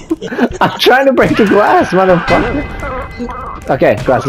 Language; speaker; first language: English; native; English